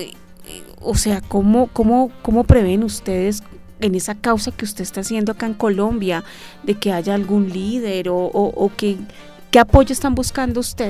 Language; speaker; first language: Spanish; native; Spanish